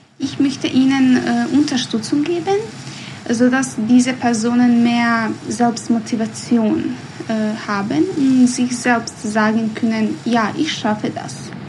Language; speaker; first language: German; non-native, learner; Bosnian